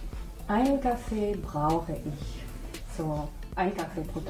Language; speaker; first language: German; non-native, learner; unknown